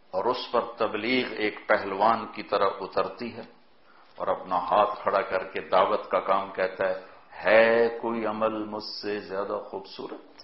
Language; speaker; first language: Urdu; non-native, local second language; Punjabi